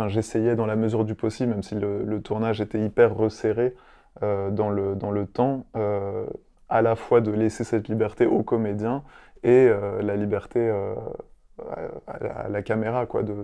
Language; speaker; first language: French; native; French